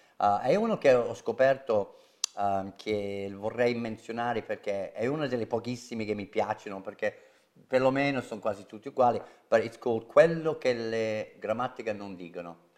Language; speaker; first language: Italian; non-native, fluent; English